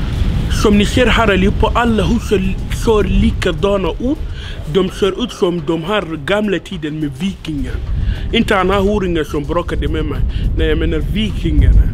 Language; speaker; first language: Swedish; non-native, fluent; Arabic